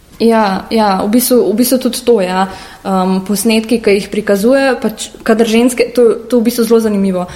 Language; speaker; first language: Slovenian; native; Slovenian